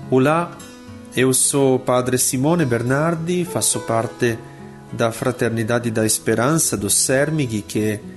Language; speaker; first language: Portuguese; non-native, fluent; Italian